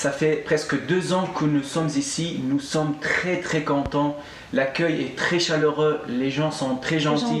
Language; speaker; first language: French; non-native, local second language; Arabic